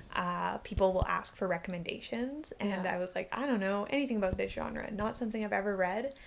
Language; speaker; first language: English; native; English